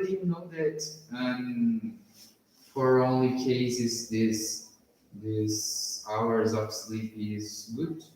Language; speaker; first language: English; non-native, learner; Portuguese